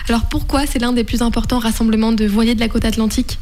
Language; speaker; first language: French; native; French